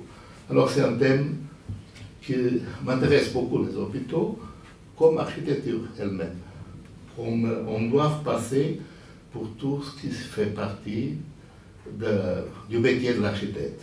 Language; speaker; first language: French; non-native, fluent; Portuguese